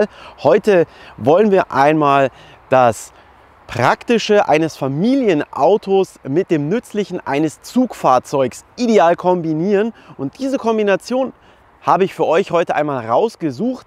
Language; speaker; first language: German; native; German